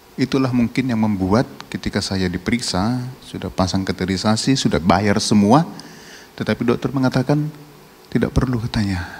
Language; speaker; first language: Indonesian; non-native, local second language; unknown